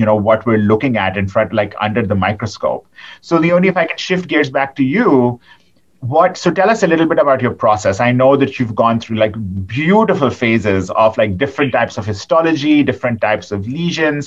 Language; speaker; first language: English; non-native, local second language; Urdu